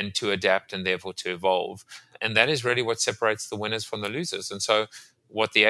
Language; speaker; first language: English; native; English